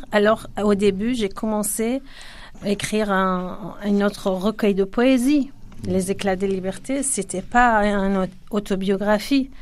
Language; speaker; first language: French; non-native, fluent; Kurdish